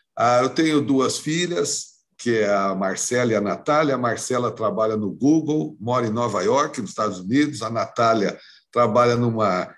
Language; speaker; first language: Portuguese; native; Portuguese